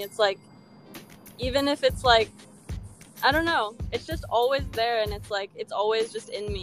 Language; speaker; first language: English; native; English